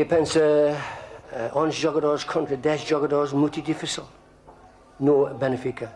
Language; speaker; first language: Portuguese; non-native, learner; English